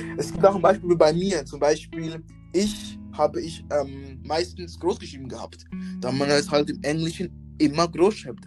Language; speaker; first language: German; early bilingual, other home language; English